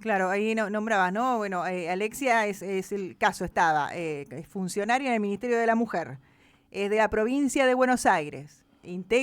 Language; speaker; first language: Spanish; native; Spanish